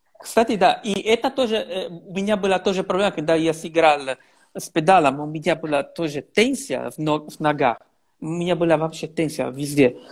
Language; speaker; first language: Russian; non-native, learner; Italian